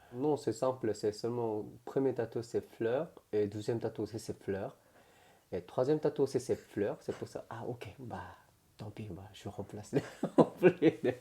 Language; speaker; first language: French; non-native, learner; Korean